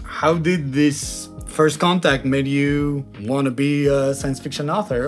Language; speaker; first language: English; non-native, fluent; French